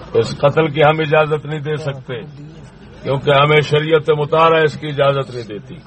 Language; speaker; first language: Urdu; non-native, local second language; Punjabi